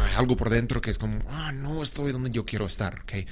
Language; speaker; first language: English; native; English